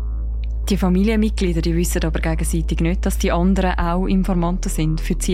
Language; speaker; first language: German; native; German